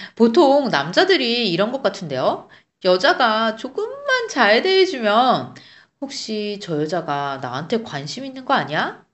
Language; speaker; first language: Korean; native; Korean